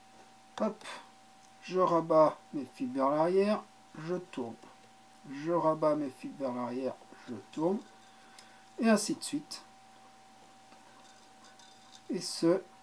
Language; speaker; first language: French; native; French